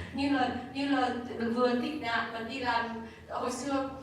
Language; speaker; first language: Vietnamese; early bilingual, other home language; English